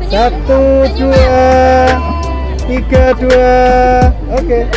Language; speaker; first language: Indonesian; non-native, local second language; Javanese